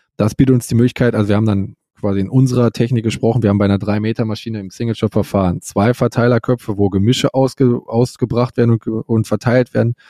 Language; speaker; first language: German; native; German